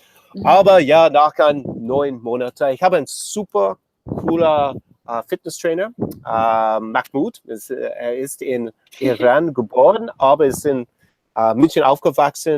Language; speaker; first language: German; non-native, learner; English